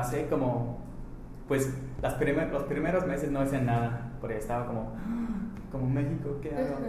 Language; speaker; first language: Spanish; non-native, fluent; English